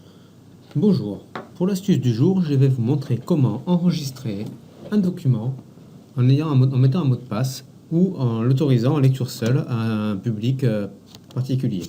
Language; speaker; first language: French; native; French